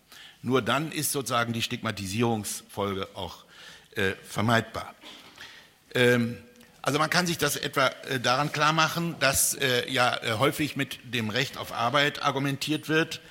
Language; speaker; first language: German; native; German